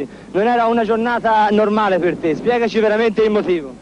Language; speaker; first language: Italian; native; Italian